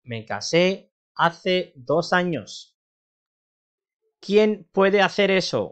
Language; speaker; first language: Spanish; non-native, fluent; Urdu